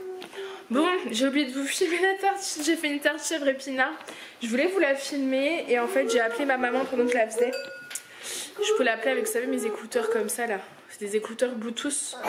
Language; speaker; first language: French; native; French